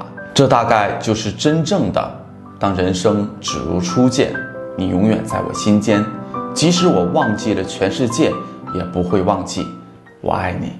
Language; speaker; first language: Chinese; native; Chinese